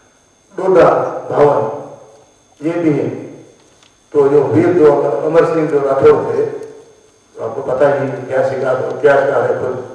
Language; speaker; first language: Hindi; native; Hindi